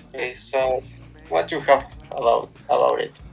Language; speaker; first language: English; non-native, learner; Spanish